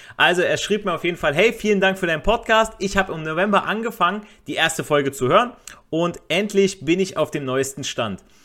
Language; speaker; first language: German; native; German